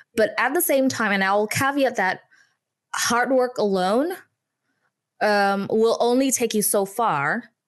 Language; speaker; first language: English; non-native, fluent; Indonesian